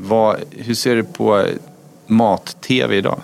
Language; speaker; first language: Swedish; native; Swedish